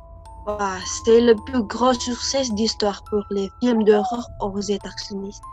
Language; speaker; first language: French; non-native, learner; Indonesian